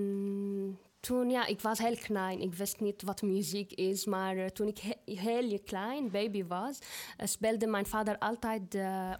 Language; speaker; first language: Dutch; non-native, learner; Arabic